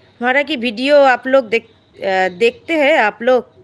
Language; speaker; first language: Hindi; non-native, local second language; Bangla